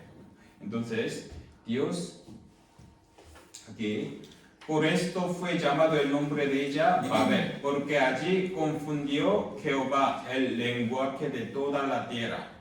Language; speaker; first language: Spanish; non-native, fluent; Korean